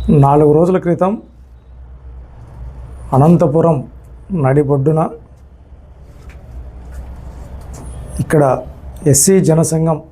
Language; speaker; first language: Telugu; native; Telugu